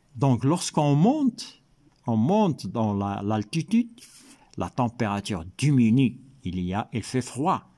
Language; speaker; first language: French; non-native, local second language; Arabic